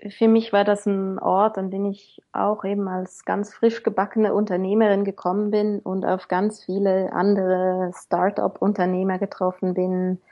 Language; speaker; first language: German; native; German